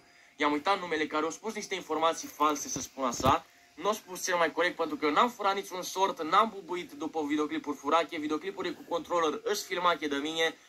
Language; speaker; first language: Romanian; native; Romanian